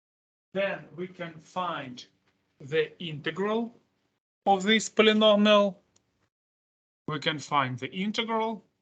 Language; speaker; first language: English; non-native, fluent; Russian